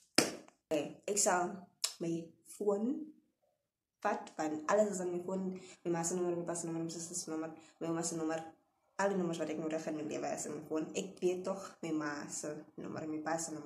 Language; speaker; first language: Afrikaans; non-native, local second language; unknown